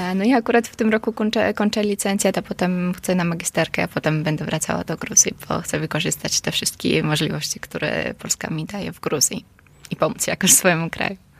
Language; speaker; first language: Polish; non-native, fluent; Georgian